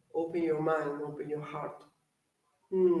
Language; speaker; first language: English; non-native, learner; Spanish